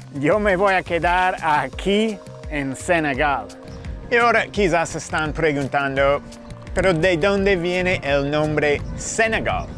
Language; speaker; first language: Spanish; non-native, fluent; English